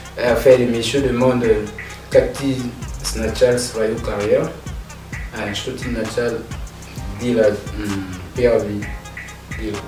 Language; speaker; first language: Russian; non-native, learner; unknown